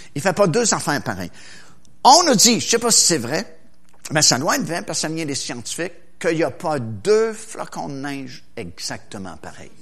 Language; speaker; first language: French; native; French